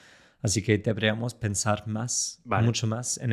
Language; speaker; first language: Spanish; non-native, fluent; English